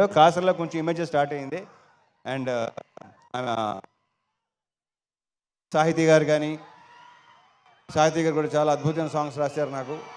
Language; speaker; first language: Telugu; native; Telugu